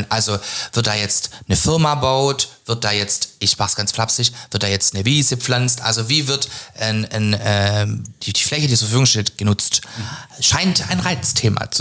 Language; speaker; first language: German; native; German